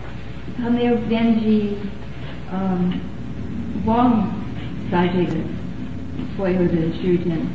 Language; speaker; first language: Chinese; non-native, learner; English